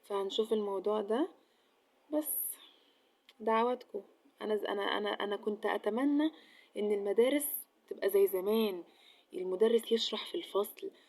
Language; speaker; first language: Arabic; native; Arabic